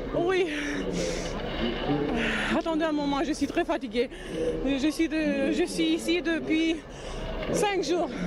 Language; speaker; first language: French; non-native, learner; Romanian